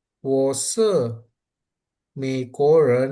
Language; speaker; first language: Chinese; non-native, learner; Indonesian